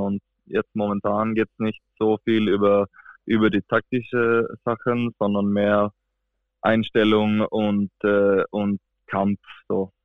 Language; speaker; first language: German; non-native, fluent; Swedish